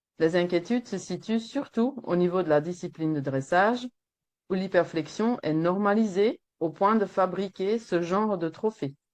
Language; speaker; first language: French; non-native, local second language; Dutch